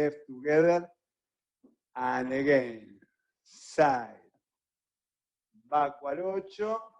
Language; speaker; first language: English; non-native, fluent; Spanish